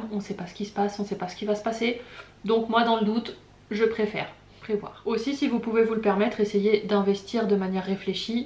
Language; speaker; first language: French; native; French